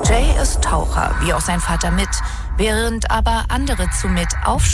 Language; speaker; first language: German; native; German